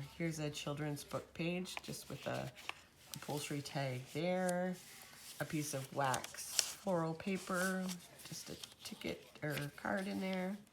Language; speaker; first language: English; native; English